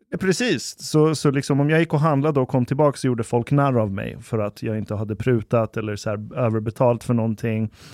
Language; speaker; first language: Swedish; early bilingual, other home language; Persian